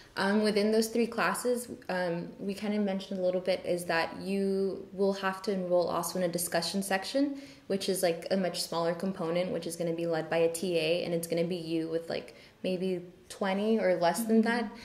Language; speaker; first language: English; native; English